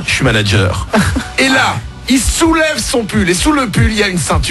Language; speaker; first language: French; native; French